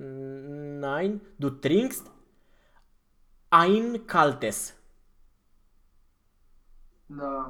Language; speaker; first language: German; non-native, fluent; Romanian